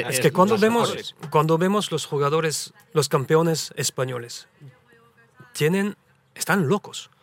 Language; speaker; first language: Spanish; early bilingual, heritage; French